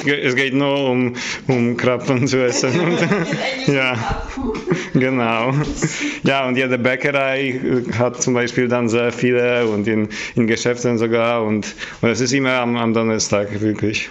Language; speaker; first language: German; non-native, fluent; Polish